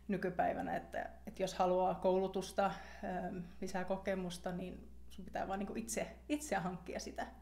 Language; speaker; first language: Finnish; non-native, local second language; Swedish